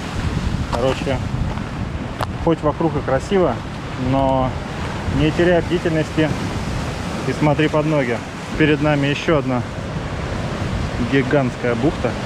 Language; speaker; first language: Russian; native; Russian